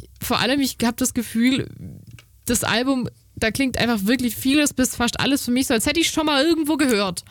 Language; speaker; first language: German; native; German